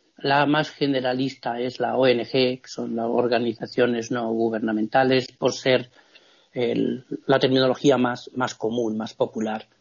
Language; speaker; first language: Spanish; native; Spanish